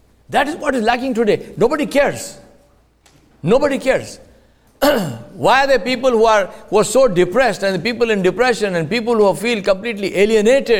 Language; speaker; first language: English; non-native, local second language; Urdu